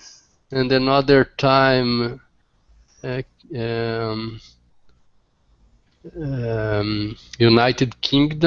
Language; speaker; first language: English; non-native, learner; Portuguese